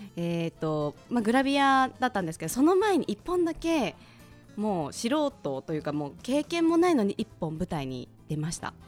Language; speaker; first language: Japanese; native; Japanese